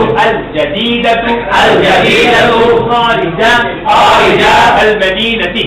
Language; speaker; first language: Arabic; non-native, fluent; Bangla